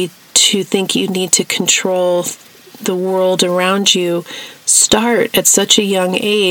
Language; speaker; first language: English; native; English